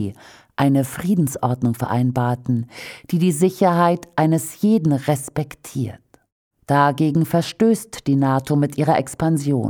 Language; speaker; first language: German; native; German